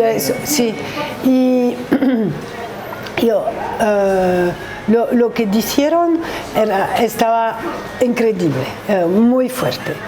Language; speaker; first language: Spanish; non-native, learner; French